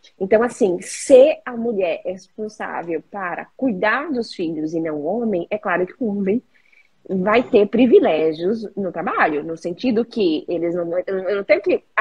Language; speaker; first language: Portuguese; native; Portuguese